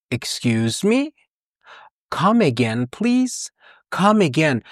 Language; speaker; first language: English; non-native, fluent; Persian